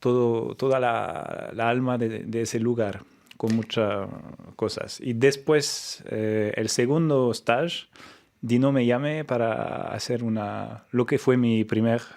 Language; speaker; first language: Spanish; non-native, fluent; French